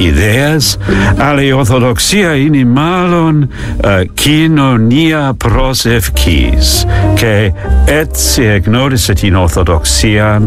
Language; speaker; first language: Greek; non-native, fluent; English